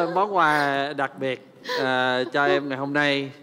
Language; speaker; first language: Vietnamese; non-native, fluent; English